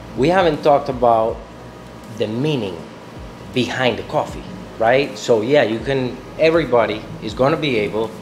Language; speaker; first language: English; non-native, fluent; Spanish